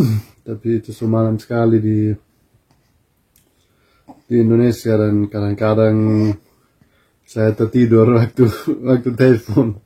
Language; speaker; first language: Indonesian; non-native, learner; German